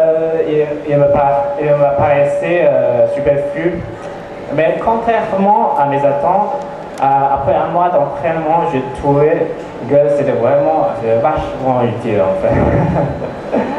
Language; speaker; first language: French; non-native, learner; Chinese